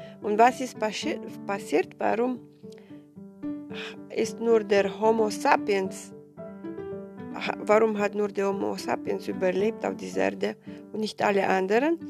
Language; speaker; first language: German; non-native, fluent; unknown